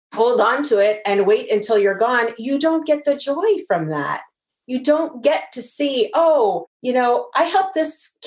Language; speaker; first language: English; native; English